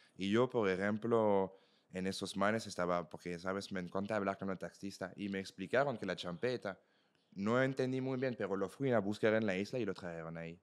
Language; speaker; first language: Spanish; non-native, fluent; French